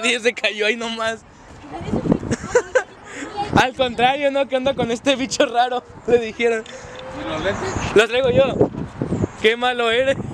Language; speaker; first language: Spanish; native; Spanish